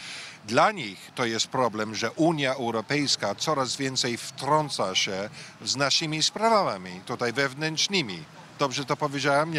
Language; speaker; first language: Polish; early bilingual, heritage; English